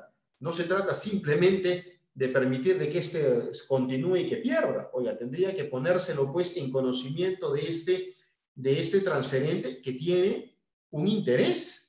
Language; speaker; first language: Spanish; native; Spanish